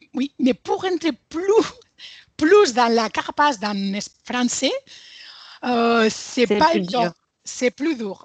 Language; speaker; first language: French; non-native, fluent; Spanish